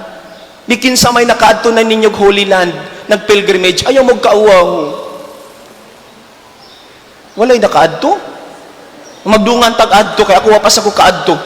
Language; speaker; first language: Cebuano; native; Cebuano